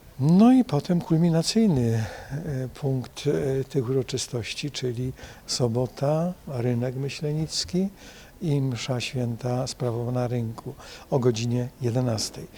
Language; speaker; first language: Polish; native; Polish